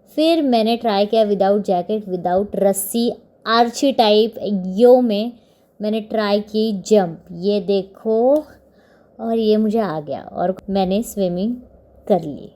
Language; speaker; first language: Hindi; non-native, local second language; Marathi